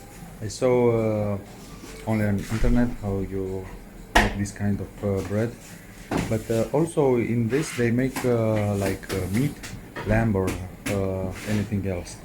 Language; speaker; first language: English; non-native, learner; Romanian